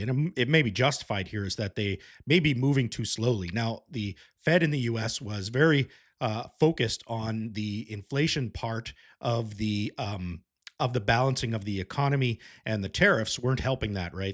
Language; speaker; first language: English; native; English